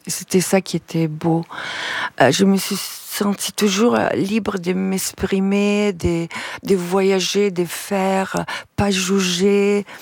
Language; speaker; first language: French; non-native, fluent; Italian